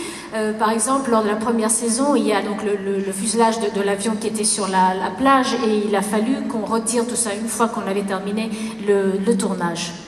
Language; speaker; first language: French; native; French